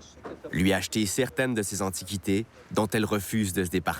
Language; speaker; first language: French; native; French